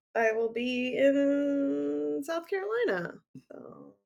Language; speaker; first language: English; native; English